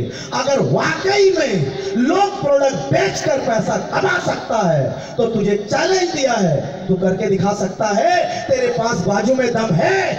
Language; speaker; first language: Hindi; native; Hindi